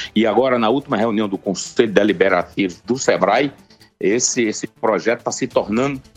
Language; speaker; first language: Portuguese; native; Portuguese